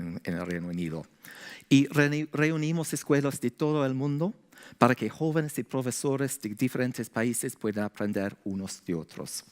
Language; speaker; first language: Spanish; non-native, fluent; English